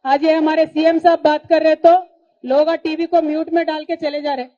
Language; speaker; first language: Hindi; non-native, local second language; Telugu